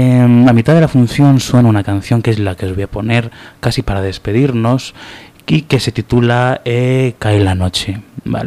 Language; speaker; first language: Spanish; native; Spanish